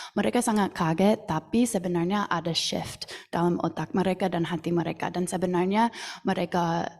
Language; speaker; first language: Indonesian; non-native, fluent; English